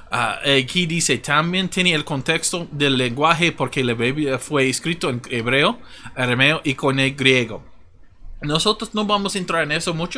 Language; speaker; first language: Spanish; non-native, fluent; English